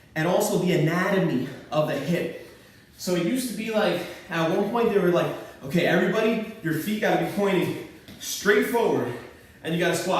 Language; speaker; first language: English; native; English